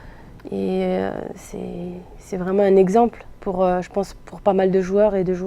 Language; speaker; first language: French; native; French